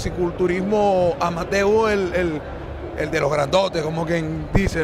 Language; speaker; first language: Spanish; native; Spanish